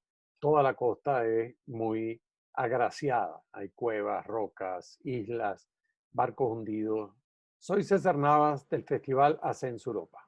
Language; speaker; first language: Spanish; native; Spanish